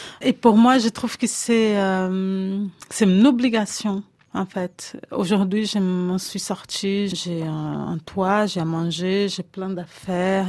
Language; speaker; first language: French; non-native, fluent; Portuguese